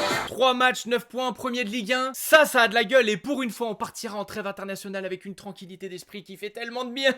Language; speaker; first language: French; native; French